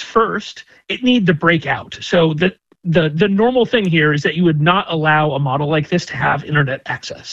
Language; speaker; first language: English; native; English